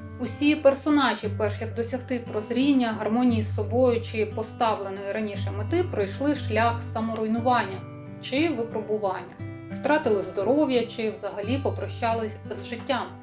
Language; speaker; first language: Ukrainian; native; Ukrainian